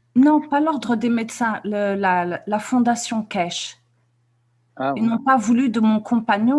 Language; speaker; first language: French; non-native, local second language; Kabyle